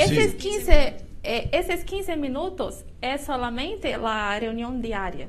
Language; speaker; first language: Spanish; non-native, learner; Portuguese